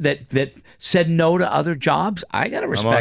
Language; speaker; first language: English; native; English